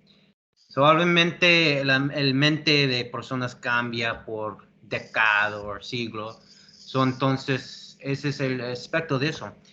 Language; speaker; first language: Spanish; early bilingual, heritage; English